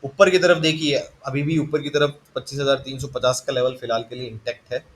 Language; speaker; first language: Hindi; native; Hindi